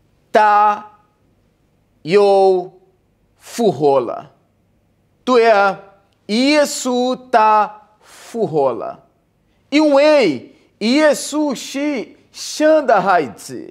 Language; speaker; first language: Chinese; non-native, learner; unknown